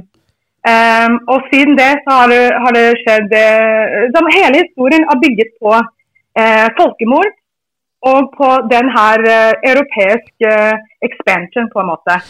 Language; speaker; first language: Norwegian; non-native, fluent; English